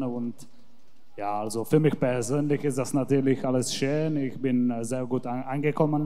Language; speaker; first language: German; non-native, learner; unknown